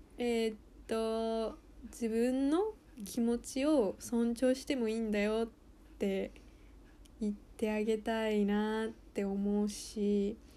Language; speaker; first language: Japanese; early bilingual, heritage; Japanese